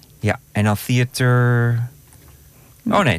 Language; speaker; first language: Dutch; native; Dutch